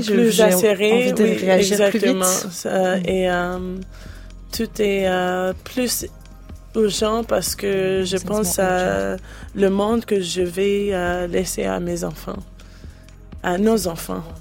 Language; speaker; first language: French; non-native, learner; English